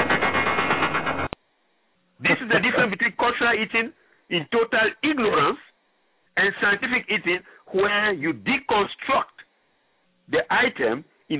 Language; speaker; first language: English; non-native, local second language; French